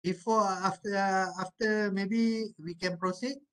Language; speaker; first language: English; non-native, local second language; Malay